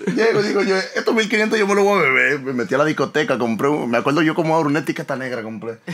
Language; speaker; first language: Spanish; early bilingual, heritage; Spanish